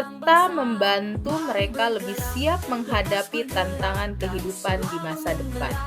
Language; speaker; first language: Indonesian; native; Indonesian